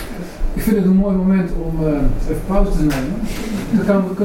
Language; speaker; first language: Dutch; native; Dutch